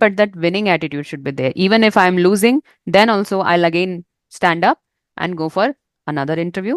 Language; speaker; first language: English; non-native, fluent; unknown